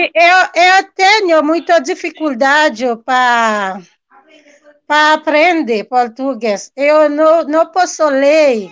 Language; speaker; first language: Portuguese; non-native, learner; Haitian Creole